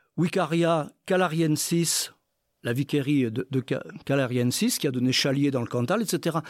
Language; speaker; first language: French; native; French